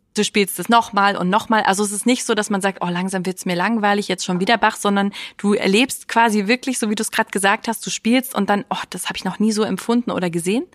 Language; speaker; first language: German; native; German